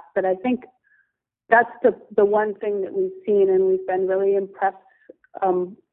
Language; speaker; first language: English; native; English